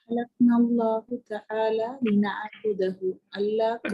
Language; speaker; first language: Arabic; non-native, learner; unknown